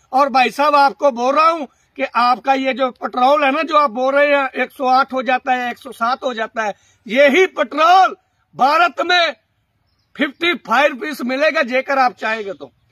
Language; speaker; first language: Hindi; non-native, local second language; Punjabi